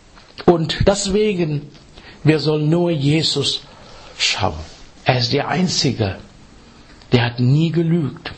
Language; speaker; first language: German; non-native, fluent; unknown